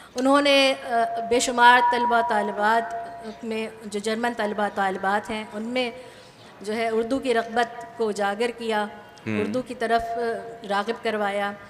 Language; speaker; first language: Urdu; native; Urdu